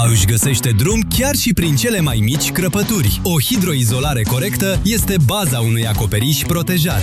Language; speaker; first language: Romanian; native; Romanian